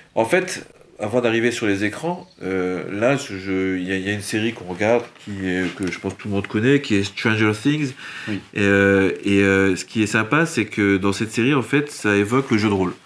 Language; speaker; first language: French; native; French